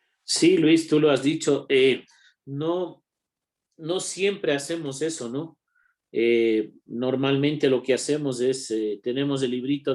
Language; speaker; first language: Spanish; native; Spanish